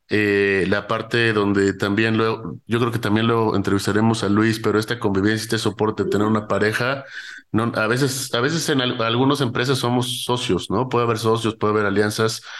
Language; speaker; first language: Spanish; native; Spanish